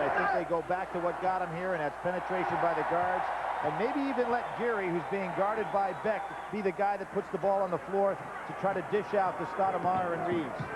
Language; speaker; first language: English; native; English